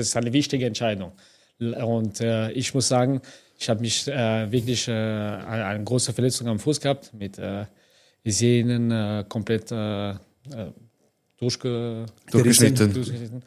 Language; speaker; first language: German; non-native, fluent; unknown